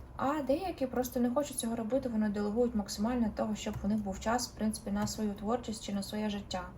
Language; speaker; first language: Ukrainian; non-native, local second language; Russian